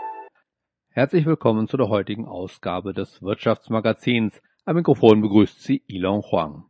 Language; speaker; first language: German; native; German